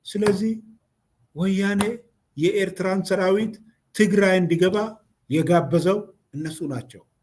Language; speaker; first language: Amharic; non-native, local second language; Oromo